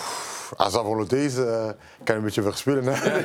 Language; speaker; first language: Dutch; non-native, local second language; French